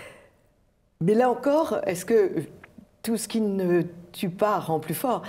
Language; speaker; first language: French; native; French